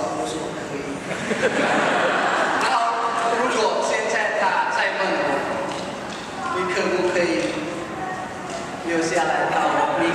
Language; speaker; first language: Chinese; non-native, fluent; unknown